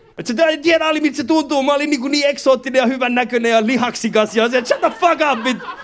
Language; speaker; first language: Finnish; early bilingual, other home language; Persian